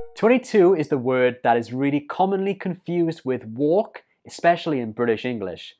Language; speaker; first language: English; native; English